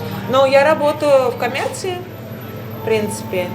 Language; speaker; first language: Russian; native; Russian